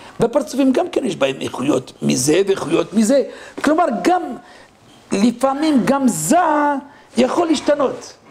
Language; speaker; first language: Hebrew; non-native, fluent; French